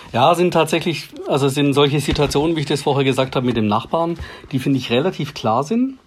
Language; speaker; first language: German; native; German